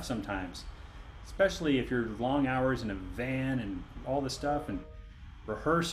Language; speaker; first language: English; native; English